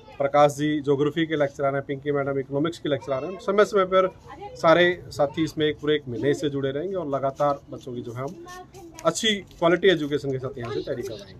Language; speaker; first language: Hindi; native; Hindi